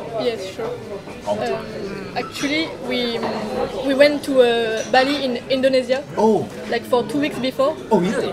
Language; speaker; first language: English; non-native, learner; French